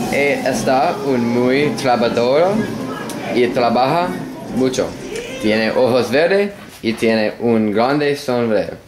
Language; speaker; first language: Spanish; non-native, learner; English